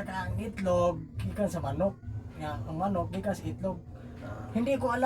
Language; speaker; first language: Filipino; non-native, local second language; Cebuano